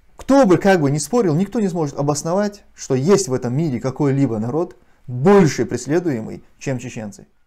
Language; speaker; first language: Russian; non-native, local second language; Chechen